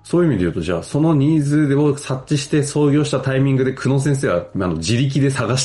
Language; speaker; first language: Japanese; native; Japanese